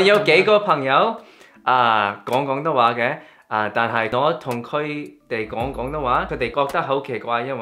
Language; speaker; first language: Cantonese; early bilingual, heritage; English